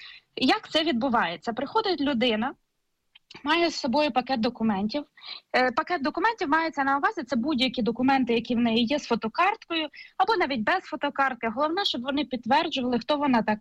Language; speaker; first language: Ukrainian; native; Ukrainian